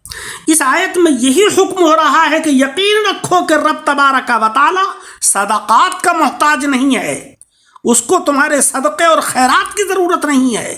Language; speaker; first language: Urdu; native; Urdu